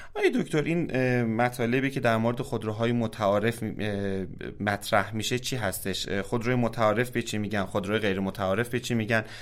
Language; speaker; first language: Persian; non-native, local second language; Azerbaijani